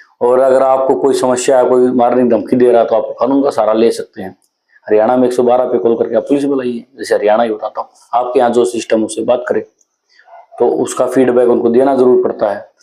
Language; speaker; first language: Hindi; native; Hindi